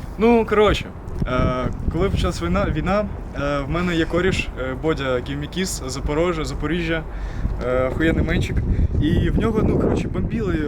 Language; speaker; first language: Ukrainian; non-native, local second language; Russian